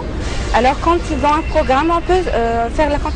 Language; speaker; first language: French; non-native, fluent; Arabic